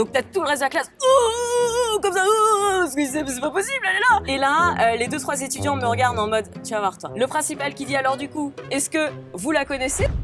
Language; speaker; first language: French; native; French